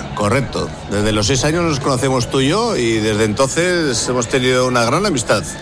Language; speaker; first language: Spanish; non-native, local second language; Basque